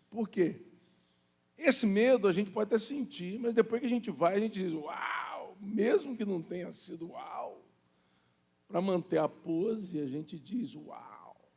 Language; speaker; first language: Portuguese; native; Portuguese